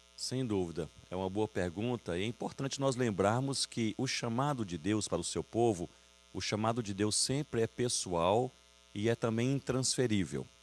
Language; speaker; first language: Portuguese; native; Portuguese